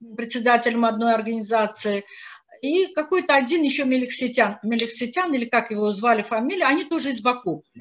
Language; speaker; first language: Russian; non-native, local second language; Azerbaijani